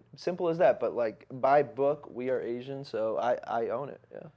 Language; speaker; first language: English; early bilingual, other home language; Hindi